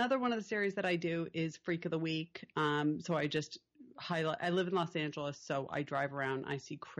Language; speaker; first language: English; native; English